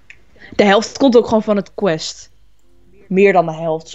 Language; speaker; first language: Dutch; native; Dutch